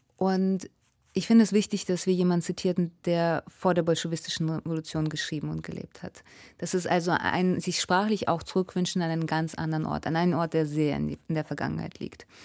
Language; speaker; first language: German; early bilingual, other home language; Russian